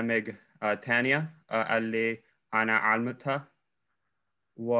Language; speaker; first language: Arabic; non-native, learner; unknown